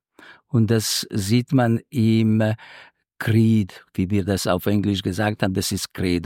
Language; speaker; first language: German; non-native, fluent; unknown